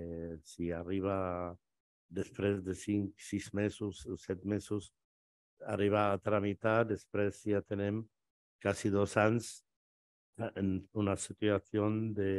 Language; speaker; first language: Catalan; non-native, fluent; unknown